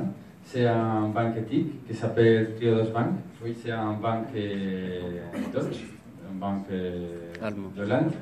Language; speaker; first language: French; non-native, learner; Spanish